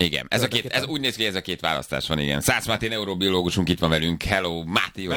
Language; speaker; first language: Hungarian; native; Hungarian